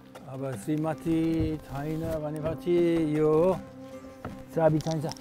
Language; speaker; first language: Nepali; non-native, learner; English